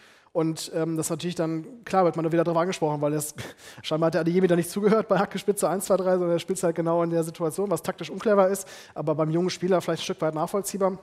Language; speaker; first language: German; native; German